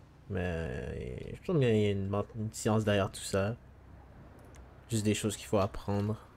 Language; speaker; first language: French; native; French